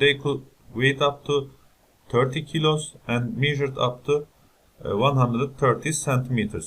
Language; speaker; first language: English; non-native, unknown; Turkish